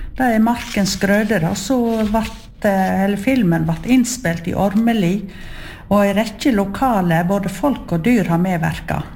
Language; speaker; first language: Norwegian; native; Norwegian